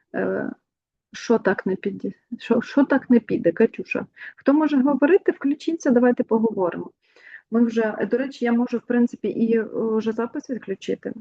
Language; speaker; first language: Ukrainian; non-native, local second language; Russian